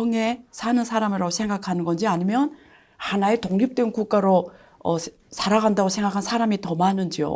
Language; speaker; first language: Korean; native; Korean